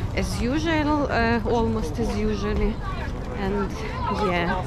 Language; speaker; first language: English; non-native, learner; Ukrainian